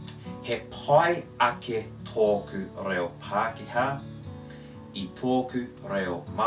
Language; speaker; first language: Māori; non-native, learner; English